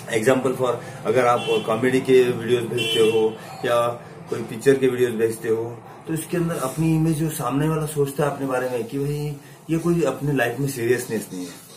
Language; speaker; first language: Hindi; non-native, local second language; Marathi